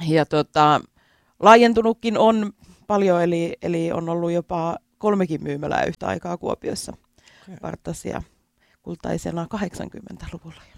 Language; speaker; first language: Finnish; native; Finnish